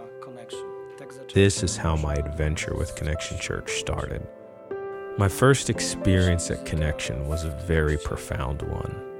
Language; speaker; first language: English; non-native, fluent; Polish